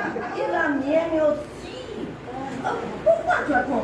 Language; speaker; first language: French; non-native, learner; Portuguese